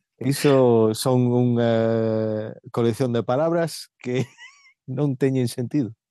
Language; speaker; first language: Galician; early bilingual, heritage; Galician